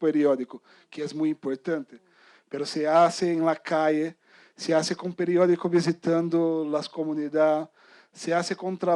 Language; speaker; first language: Spanish; non-native, fluent; Portuguese